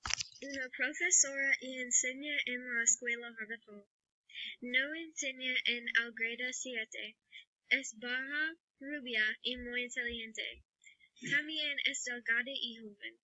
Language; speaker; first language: Spanish; non-native, learner; English